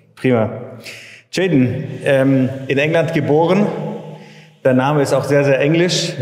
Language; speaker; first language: German; native; German